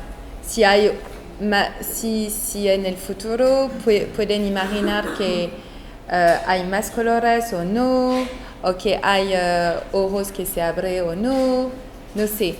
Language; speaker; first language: Spanish; non-native, fluent; French